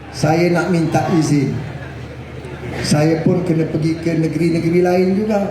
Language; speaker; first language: Malay; native; Malay